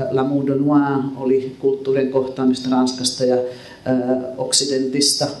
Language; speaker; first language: Finnish; native; Finnish